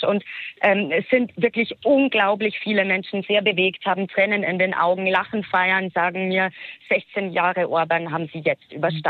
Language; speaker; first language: German; native; German